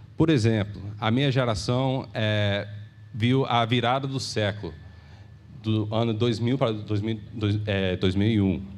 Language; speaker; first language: Portuguese; early bilingual, heritage; English